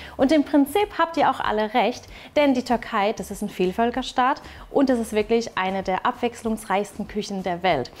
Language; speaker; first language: German; early bilingual, other home language; Turkish